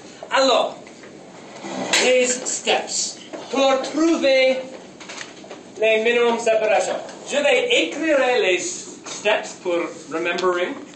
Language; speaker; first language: French; non-native, learner; English